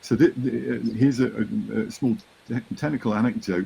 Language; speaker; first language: English; native; English